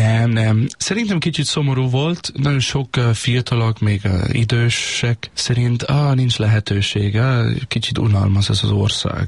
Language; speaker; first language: Hungarian; non-native, learner; Danish